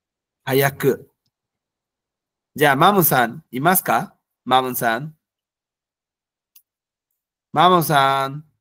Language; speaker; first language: Japanese; non-native, fluent; Bangla